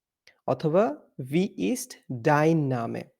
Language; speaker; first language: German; non-native, learner; Bangla